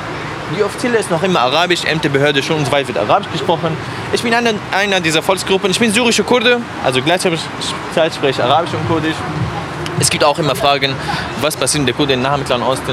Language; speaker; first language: German; non-native, fluent; Arabic